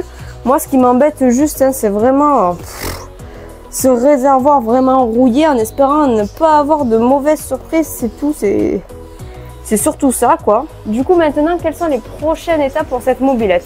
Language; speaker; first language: French; native; French